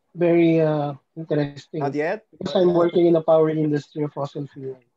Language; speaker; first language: English; non-native, fluent; Indonesian